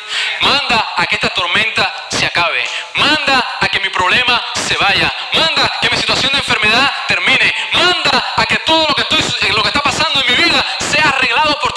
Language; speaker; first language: Spanish; native; Spanish